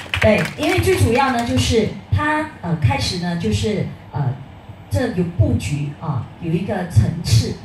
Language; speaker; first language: Chinese; native; Chinese